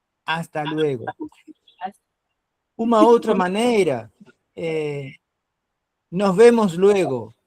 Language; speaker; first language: Spanish; non-native, fluent; Portuguese